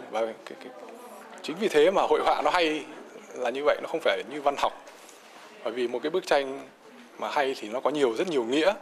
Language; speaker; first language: Vietnamese; native; Vietnamese